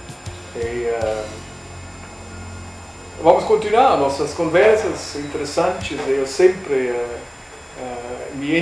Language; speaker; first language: Portuguese; non-native, learner; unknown